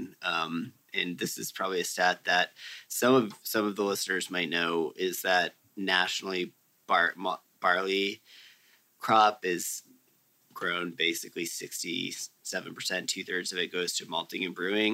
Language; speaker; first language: English; native; English